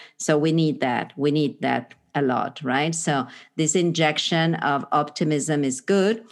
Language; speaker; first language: English; non-native, fluent; Spanish